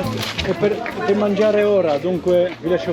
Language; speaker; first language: Italian; non-native, learner; French